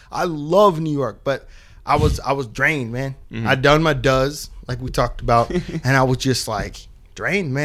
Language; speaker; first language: English; native; English